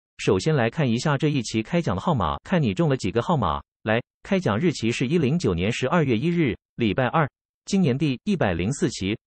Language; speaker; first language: Chinese; native; Chinese